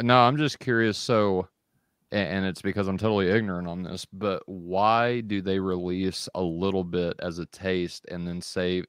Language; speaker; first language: English; native; English